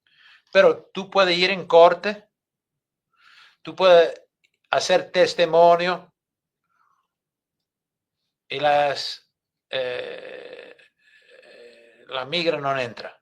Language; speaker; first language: Spanish; non-native, fluent; English